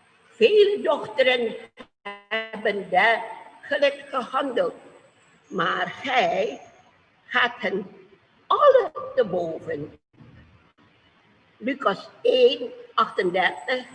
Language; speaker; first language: Dutch; non-native, fluent; Indonesian